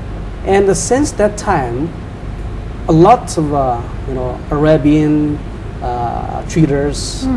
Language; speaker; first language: English; non-native, fluent; Chinese